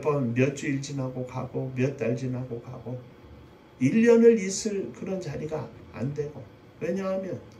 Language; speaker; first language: Korean; native; Korean